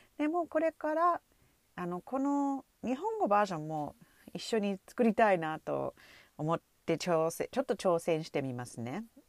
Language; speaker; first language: Japanese; non-native, fluent; English